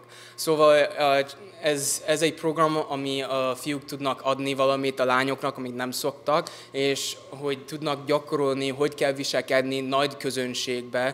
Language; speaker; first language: Hungarian; early bilingual, heritage; English